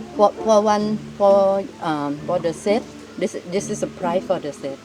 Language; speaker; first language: English; non-native, local second language; Thai